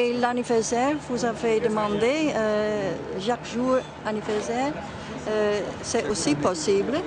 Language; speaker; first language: French; non-native, learner; Dutch